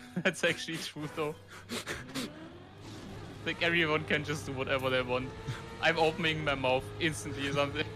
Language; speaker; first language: English; non-native, fluent; German